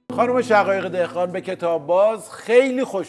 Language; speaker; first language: Persian; native; Persian